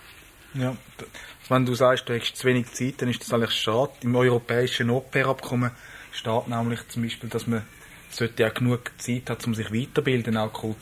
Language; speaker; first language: German; native; German